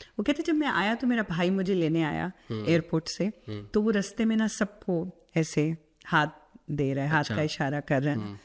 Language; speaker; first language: Urdu; non-native, local second language; Punjabi